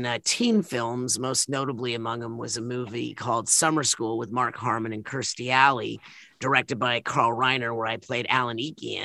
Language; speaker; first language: English; native; English